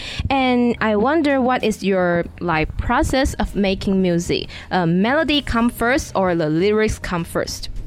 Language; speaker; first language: English; non-native, fluent; Chinese